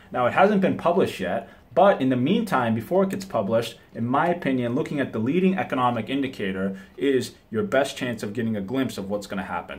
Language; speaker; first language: English; early bilingual, other home language; Japanese